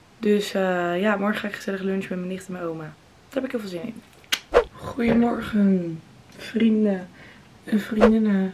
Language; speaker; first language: Dutch; native; Dutch